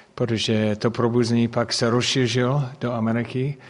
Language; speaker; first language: Czech; non-native, fluent; English